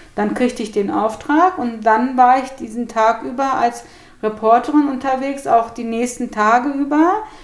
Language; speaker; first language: German; early bilingual, other home language; Turkish